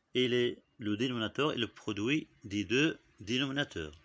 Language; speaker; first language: French; non-native, local second language; Arabic